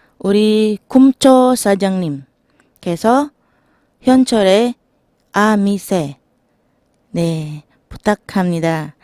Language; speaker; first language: Korean; non-native, learner; Filipino